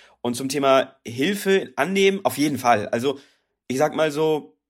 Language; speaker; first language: German; native; German